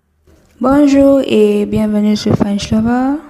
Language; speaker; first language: French; non-native, fluent; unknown